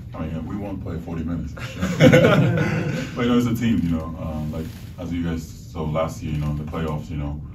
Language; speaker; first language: English; non-native, fluent; Japanese